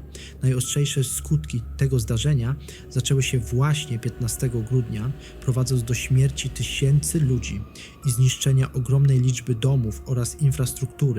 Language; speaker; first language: Polish; native; Polish